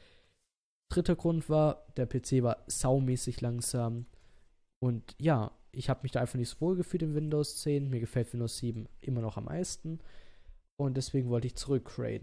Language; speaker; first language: German; native; German